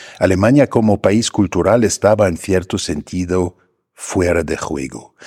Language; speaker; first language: Spanish; non-native, fluent; German